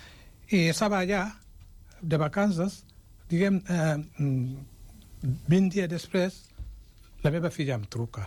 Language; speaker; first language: Catalan; non-native, fluent; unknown